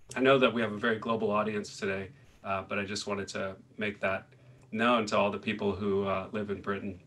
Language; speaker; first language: English; native; English